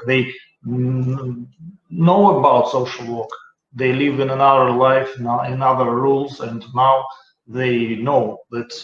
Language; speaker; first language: English; non-native, learner; Russian